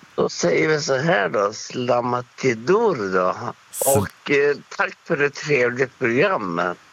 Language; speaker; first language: Swedish; native; Swedish